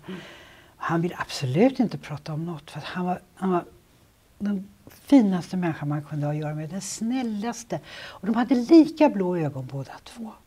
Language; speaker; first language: Swedish; native; Swedish